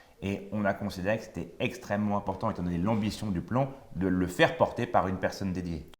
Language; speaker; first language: French; native; French